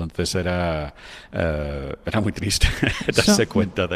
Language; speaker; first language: Spanish; non-native, fluent; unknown